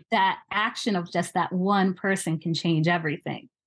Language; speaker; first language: English; native; English